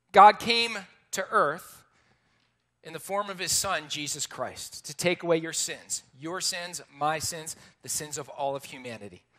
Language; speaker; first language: English; native; English